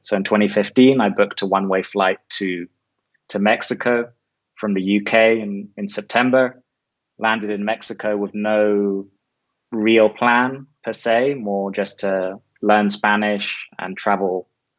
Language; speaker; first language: English; native; English